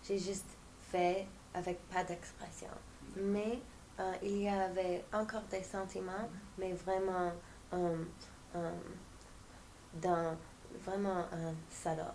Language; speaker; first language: French; non-native, fluent; English